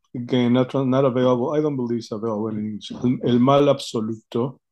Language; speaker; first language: English; non-native, fluent; Spanish